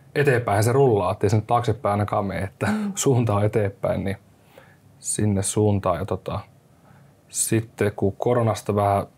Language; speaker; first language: Finnish; native; Finnish